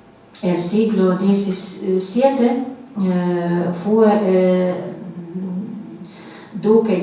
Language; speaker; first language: Spanish; non-native, fluent; Latvian